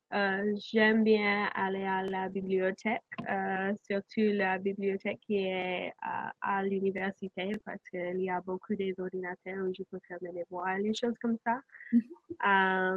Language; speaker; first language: French; non-native, learner; English